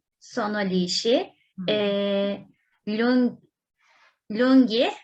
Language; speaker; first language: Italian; non-native, learner; Turkish